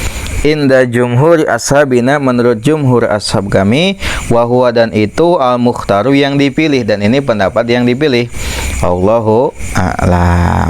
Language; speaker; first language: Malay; non-native, local second language; Sundanese